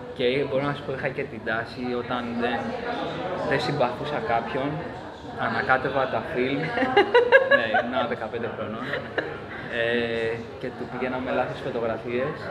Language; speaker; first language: Greek; early bilingual, other home language; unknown